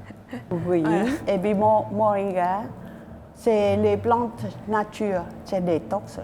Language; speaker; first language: French; non-native, learner; Vietnamese